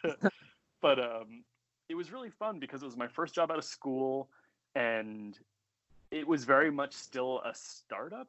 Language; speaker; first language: English; native; English